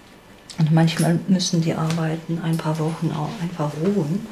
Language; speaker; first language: German; non-native, fluent; Polish